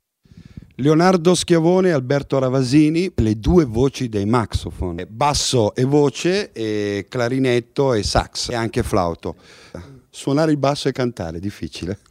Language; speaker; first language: Italian; native; Italian